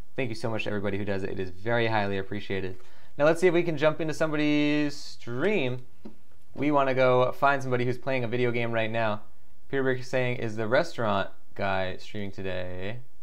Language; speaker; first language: English; native; English